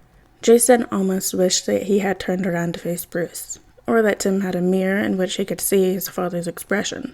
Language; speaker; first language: English; native; English